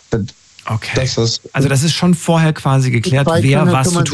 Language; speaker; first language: German; native; German